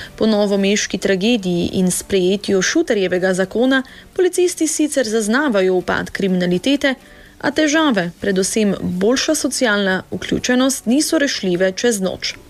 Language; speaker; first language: Slovenian; native; Slovenian